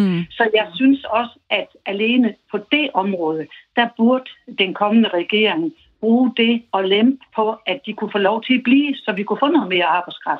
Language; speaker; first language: Danish; native; Danish